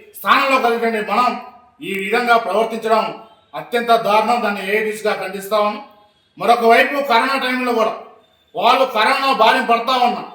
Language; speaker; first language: Telugu; native; Telugu